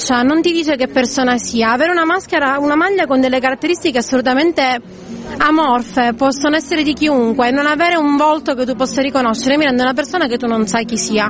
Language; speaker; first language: Italian; native; Italian